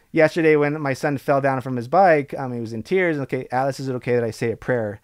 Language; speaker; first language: English; native; English